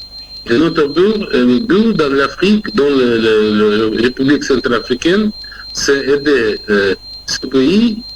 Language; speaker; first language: French; non-native, fluent; Russian